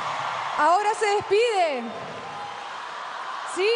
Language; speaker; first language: Spanish; native; Spanish